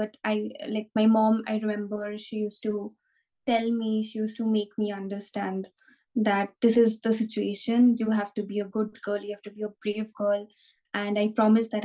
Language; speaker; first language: English; non-native, local second language; Bangla